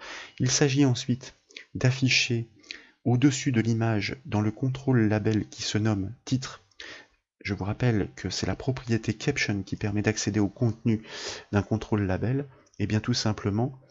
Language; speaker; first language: French; native; French